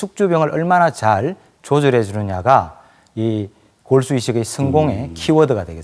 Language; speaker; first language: Korean; native; Korean